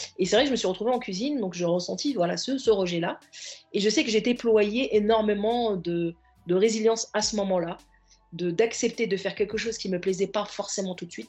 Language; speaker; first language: French; early bilingual, other home language; Arabic